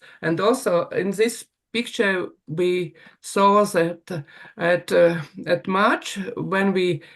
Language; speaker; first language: English; non-native, learner; Latvian